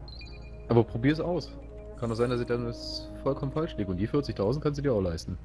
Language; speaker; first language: German; native; German